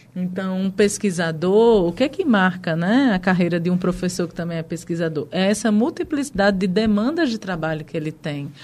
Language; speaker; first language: Portuguese; native; Portuguese